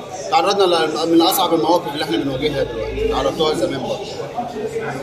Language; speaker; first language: Arabic; native; Arabic